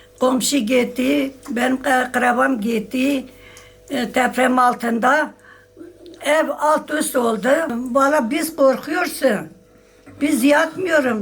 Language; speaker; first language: Turkish; non-native, local second language; Kurdish